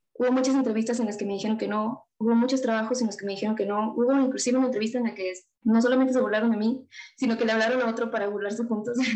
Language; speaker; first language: Spanish; native; Spanish